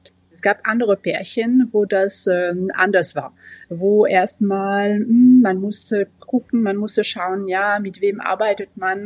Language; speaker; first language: German; non-native, fluent; French